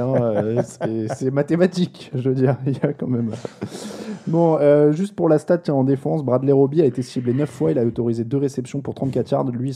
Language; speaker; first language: French; native; French